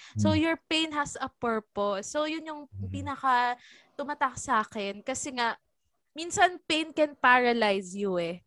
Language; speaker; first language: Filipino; native; Filipino